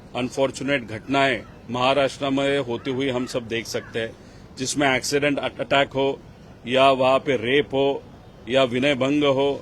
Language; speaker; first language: Hindi; non-native, local second language; Marathi